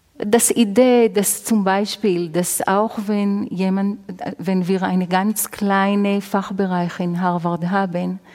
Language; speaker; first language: German; non-native, fluent; Hebrew